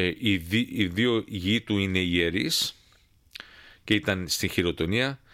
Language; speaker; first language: Greek; early bilingual, heritage; Greek